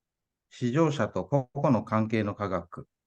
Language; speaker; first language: Japanese; native; Japanese